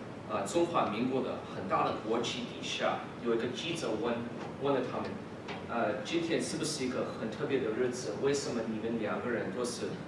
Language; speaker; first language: Chinese; early bilingual, heritage; English